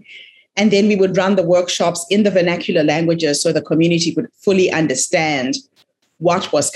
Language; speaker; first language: English; non-native, local second language; Shona